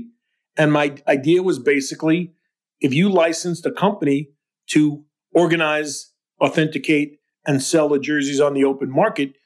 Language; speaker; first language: English; native; English